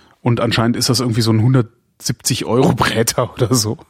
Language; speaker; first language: German; native; German